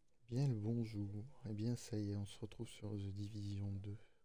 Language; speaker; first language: French; native; French